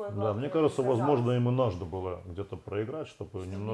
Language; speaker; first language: Russian; native; Russian